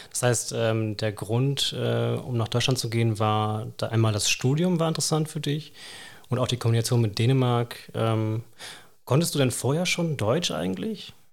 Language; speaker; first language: German; native; German